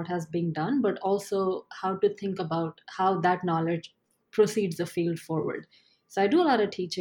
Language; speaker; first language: English; non-native, local second language; Gujarati